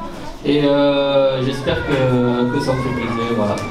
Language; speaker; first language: French; native; French